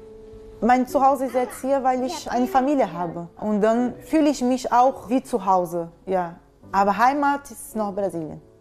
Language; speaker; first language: German; non-native, fluent; Portuguese